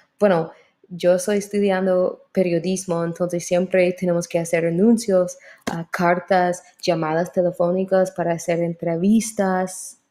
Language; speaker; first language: Spanish; non-native, fluent; English